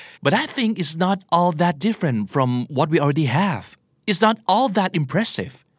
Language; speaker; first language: English; non-native, fluent; Thai